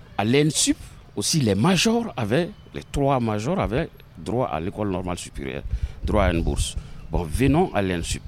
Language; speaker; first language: French; non-native, local second language; Bambara